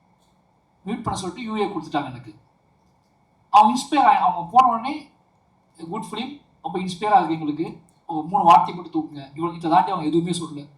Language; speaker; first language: Tamil; native; Tamil